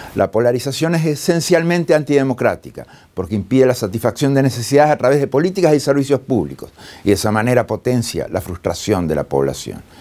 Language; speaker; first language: Spanish; native; Spanish